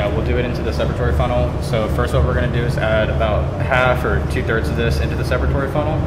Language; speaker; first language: English; native; English